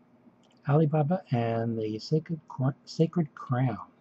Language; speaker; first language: English; native; English